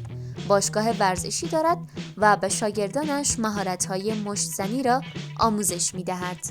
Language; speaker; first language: Persian; native; Persian